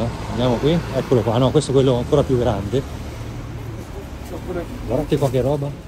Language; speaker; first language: Italian; native; Italian